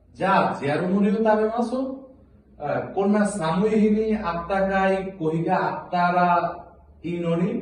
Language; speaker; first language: Japanese; non-native, learner; Bangla